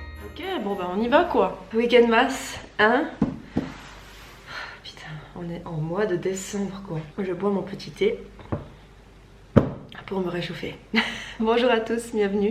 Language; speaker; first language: French; native; French